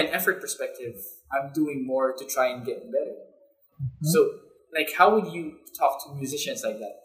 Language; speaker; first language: English; non-native, local second language; Hiligaynon